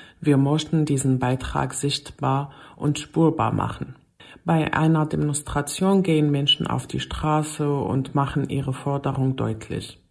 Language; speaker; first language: German; non-native, fluent; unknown